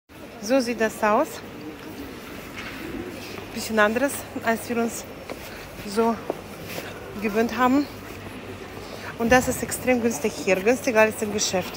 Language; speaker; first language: German; non-native, fluent; Latvian